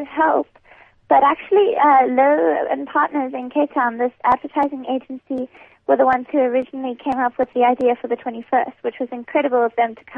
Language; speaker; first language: English; native; English